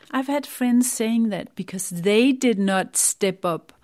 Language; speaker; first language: English; non-native, fluent; Danish